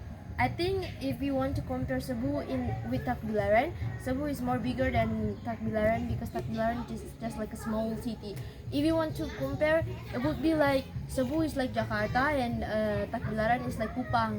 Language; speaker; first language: English; non-native, learner; Indonesian